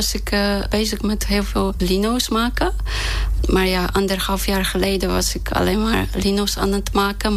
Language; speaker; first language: Dutch; non-native, fluent; Polish